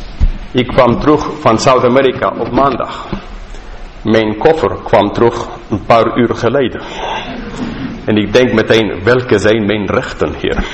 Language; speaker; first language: Dutch; non-native, fluent; English